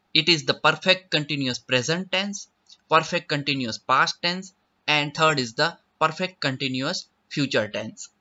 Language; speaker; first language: English; non-native, local second language; Gujarati